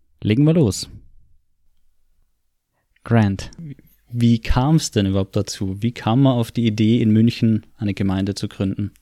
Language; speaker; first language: German; native; German